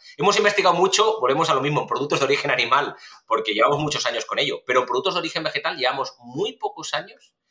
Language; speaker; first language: Spanish; native; Spanish